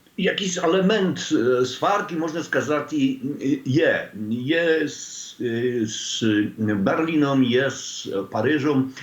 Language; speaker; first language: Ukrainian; non-native, learner; Polish